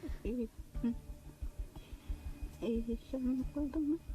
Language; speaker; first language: Spanish; non-native, local second language; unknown